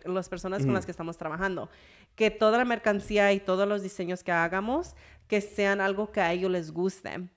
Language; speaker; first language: Spanish; early bilingual, heritage; English